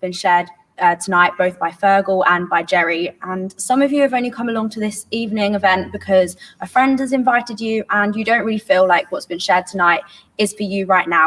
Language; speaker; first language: English; native; English